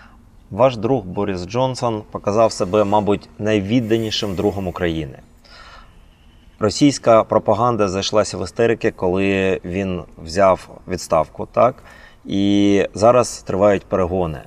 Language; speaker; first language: Ukrainian; native; Ukrainian